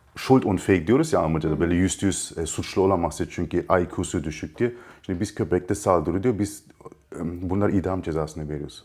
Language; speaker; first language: Turkish; early bilingual, heritage; Turkish